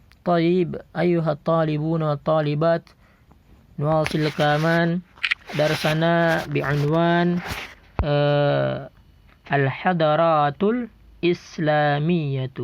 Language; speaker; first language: Arabic; non-native, fluent; Indonesian